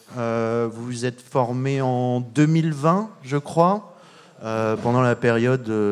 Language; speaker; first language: French; native; French